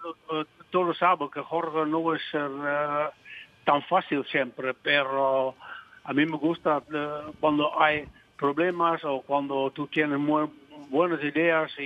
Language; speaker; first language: Spanish; non-native, fluent; Dutch